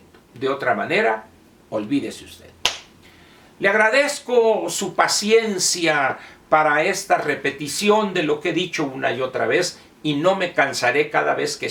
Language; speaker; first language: Spanish; native; Spanish